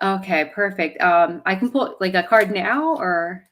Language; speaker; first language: English; native; English